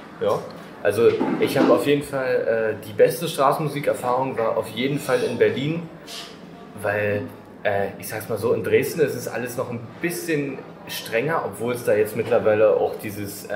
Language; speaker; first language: German; native; German